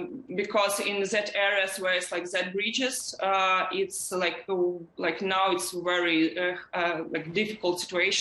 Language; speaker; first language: English; non-native, learner; Ukrainian